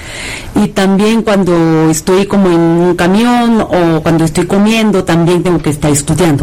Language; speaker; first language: Spanish; non-native, fluent; Korean